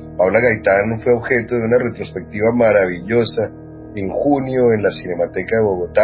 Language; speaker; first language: Spanish; native; Spanish